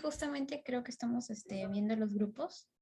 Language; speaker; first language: Spanish; native; Spanish